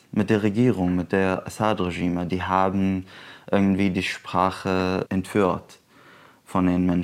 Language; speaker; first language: German; non-native, fluent; Arabic